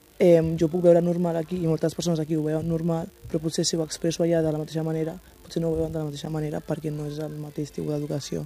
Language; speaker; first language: Catalan; early bilingual, other home language; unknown